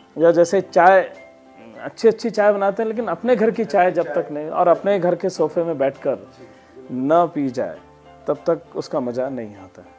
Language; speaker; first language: Hindi; non-native, local second language; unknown